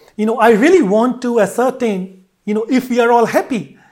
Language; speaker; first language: English; non-native, local second language; Hindi